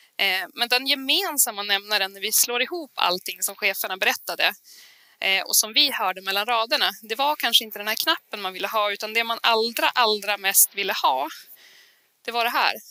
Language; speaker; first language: Swedish; native; Swedish